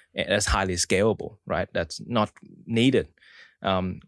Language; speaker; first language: English; early bilingual, other home language; Vietnamese